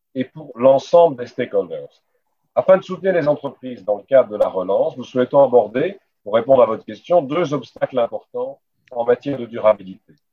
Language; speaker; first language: French; native; French